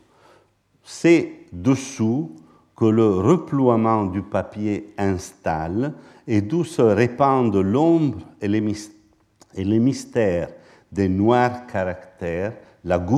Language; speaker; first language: French; non-native, fluent; Italian